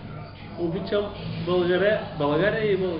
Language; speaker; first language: Bulgarian; non-native, local second language; Turkish